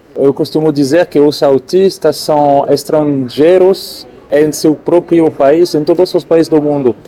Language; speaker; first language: Portuguese; non-native, fluent; French